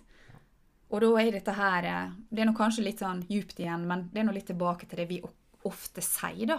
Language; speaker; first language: Norwegian; native; Norwegian